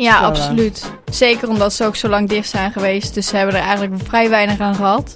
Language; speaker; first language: Dutch; native; Dutch